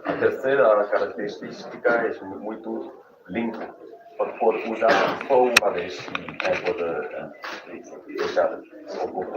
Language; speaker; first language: Spanish; non-native, learner; Chinese